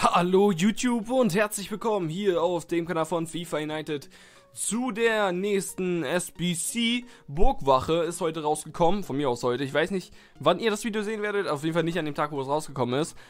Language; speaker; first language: German; native; German